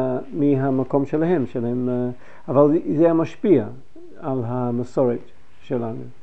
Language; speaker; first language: Hebrew; non-native, fluent; English